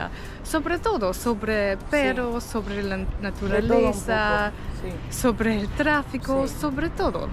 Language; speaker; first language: Spanish; non-native, fluent; German